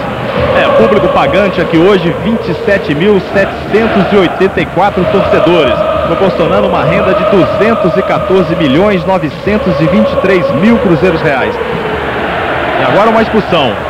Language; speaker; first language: Portuguese; native; Portuguese